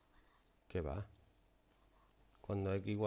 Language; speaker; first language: Spanish; native; Spanish